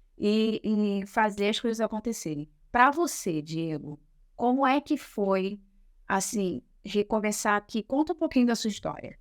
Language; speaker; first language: Portuguese; native; Portuguese